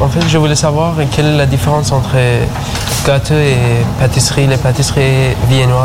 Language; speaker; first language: French; non-native, learner; Persian